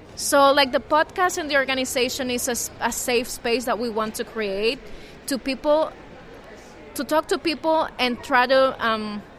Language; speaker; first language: English; non-native, fluent; Spanish